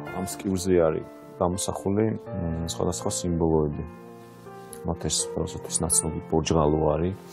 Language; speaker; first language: Georgian; non-native, local second language; Svan